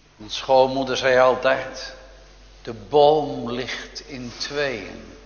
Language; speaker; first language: Dutch; native; Dutch